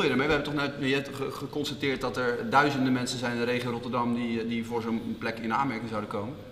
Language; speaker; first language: Dutch; native; Dutch